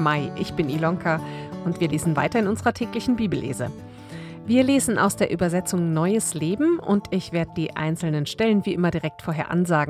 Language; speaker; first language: German; native; German